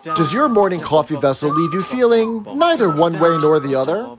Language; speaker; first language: English; native; English